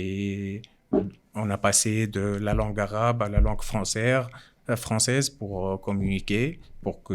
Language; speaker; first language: French; non-native, local second language; Arabic